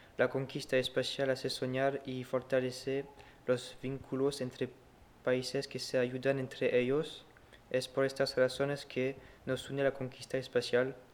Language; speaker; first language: Spanish; non-native, learner; French